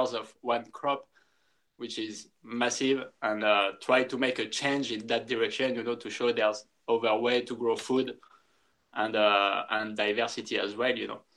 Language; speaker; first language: English; non-native, fluent; French